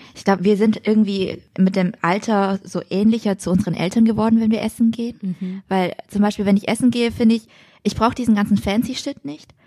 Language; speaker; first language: German; early bilingual, other home language; Vietnamese